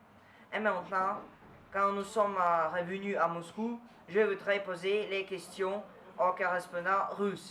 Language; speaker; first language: French; non-native, learner; Russian